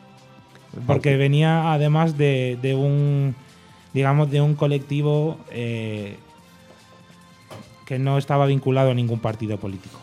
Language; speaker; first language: Spanish; native; Spanish